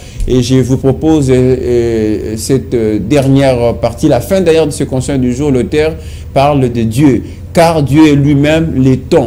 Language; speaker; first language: French; non-native, local second language; Lingala